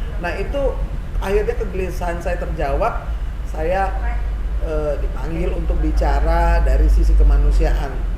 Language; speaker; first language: Indonesian; native; Indonesian